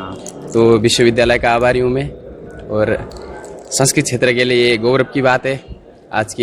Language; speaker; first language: Hindi; native; Hindi